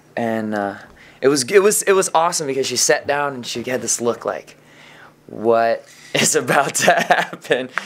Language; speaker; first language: English; native; English